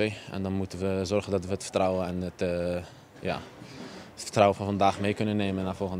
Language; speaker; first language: Dutch; native; Dutch